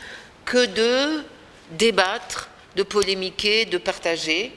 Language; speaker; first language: French; native; French